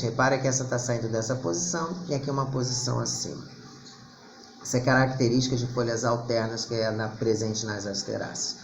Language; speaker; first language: Portuguese; native; Portuguese